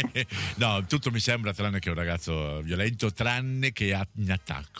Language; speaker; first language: Italian; native; Italian